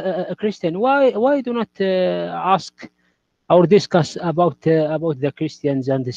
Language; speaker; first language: English; non-native, learner; Arabic